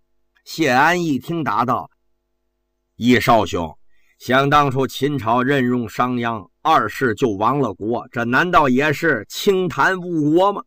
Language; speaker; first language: Chinese; native; Chinese